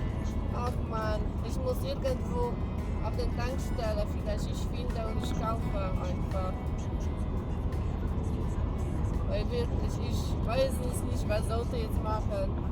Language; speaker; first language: German; non-native, learner; Polish